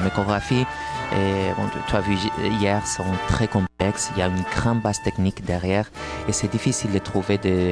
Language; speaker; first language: French; non-native, fluent; Spanish